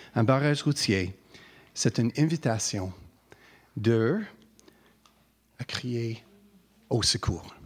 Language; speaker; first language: French; non-native, fluent; English